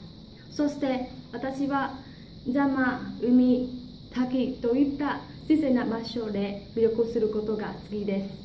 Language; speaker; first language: Japanese; non-native, learner; Khmer